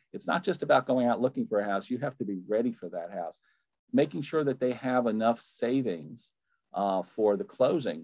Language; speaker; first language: English; native; English